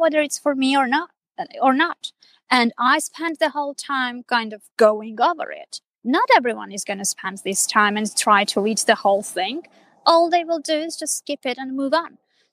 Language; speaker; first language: English; non-native, fluent; Armenian